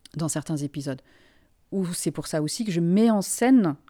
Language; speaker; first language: French; non-native, local second language; Finnish